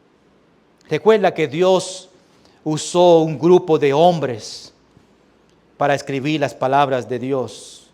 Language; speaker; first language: Spanish; early bilingual, heritage; Spanish